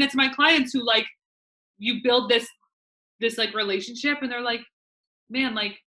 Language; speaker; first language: English; native; English